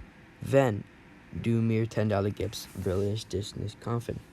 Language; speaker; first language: German; non-native, learner; English